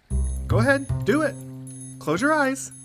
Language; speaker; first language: English; native; English